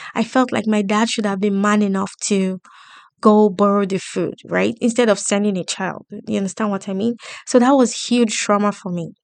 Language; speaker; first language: English; non-native, local second language; Yoruba